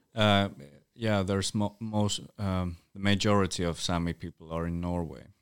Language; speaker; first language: English; non-native, fluent; Northern Sami